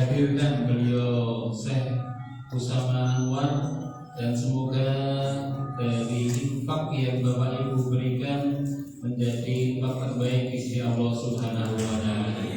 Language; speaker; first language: Indonesian; native; Indonesian